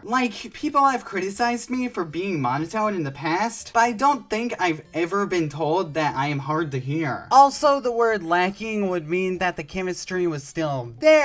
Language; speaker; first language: English; native; English